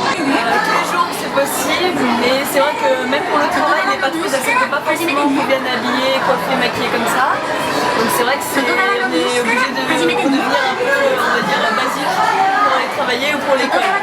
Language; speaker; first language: French; native; French